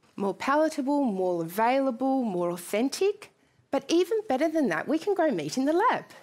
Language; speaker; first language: English; native; English